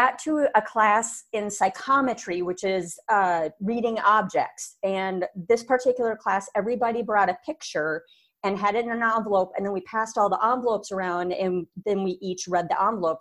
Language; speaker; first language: English; native; English